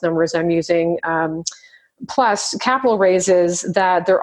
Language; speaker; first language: English; native; English